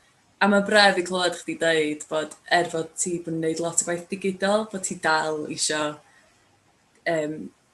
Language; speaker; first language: Welsh; native; Welsh